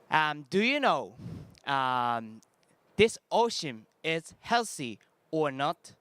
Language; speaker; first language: English; non-native, learner; Japanese